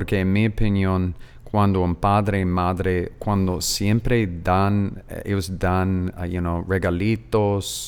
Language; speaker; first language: Spanish; non-native, fluent; English